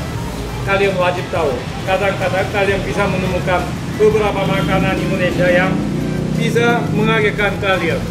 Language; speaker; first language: Indonesian; non-native, learner; Korean